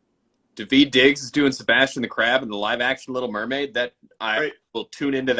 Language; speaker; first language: English; native; English